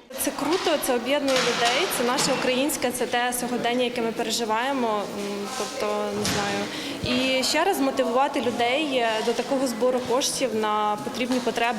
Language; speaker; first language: Ukrainian; native; Ukrainian